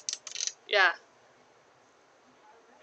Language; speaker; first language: English; non-native, learner; Korean